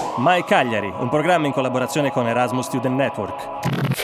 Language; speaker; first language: Italian; native; Italian